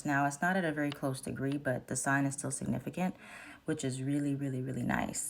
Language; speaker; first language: English; native; English